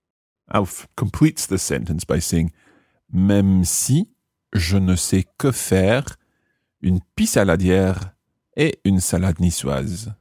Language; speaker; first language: French; non-native, fluent; English